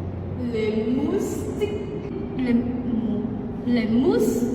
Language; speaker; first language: French; non-native, learner; Khmer